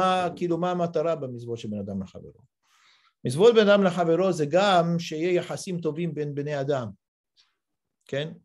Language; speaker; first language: Hebrew; non-native, fluent; English